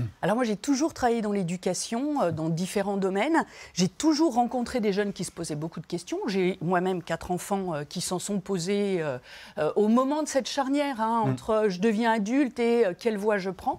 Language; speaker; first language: French; native; French